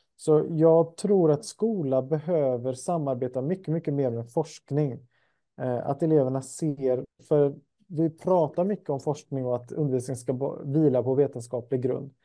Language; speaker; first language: Swedish; native; Swedish